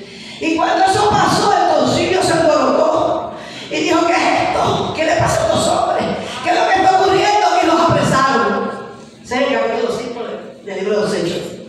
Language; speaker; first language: Spanish; native; Spanish